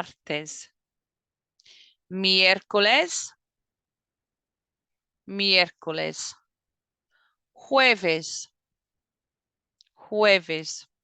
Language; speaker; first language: Spanish; non-native, fluent; English